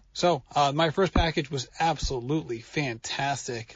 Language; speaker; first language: English; native; English